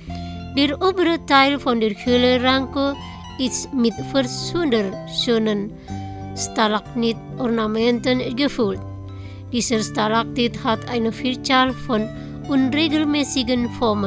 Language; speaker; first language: German; non-native, fluent; Indonesian